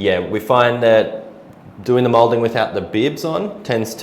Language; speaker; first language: English; native; English